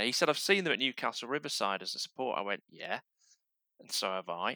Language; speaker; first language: English; native; English